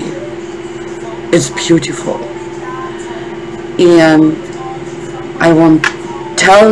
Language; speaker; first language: English; non-native, learner; Russian